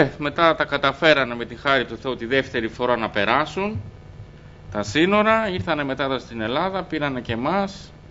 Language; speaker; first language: Greek; early bilingual, other home language; Albanian